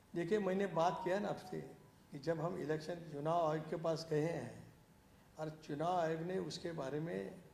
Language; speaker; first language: Hindi; non-native, local second language; Marathi